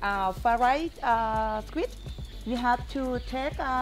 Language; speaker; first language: English; non-native, learner; Thai